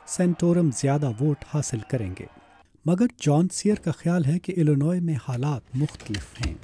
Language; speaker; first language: Urdu; native; Urdu